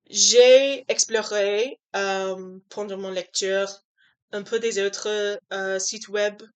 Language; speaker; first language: French; non-native, learner; English